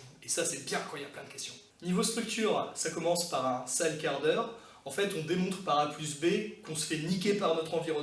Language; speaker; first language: French; native; French